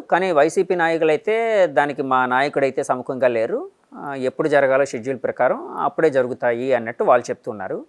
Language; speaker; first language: Telugu; native; Telugu